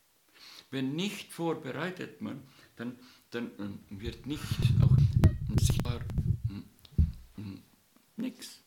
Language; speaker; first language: German; non-native, fluent; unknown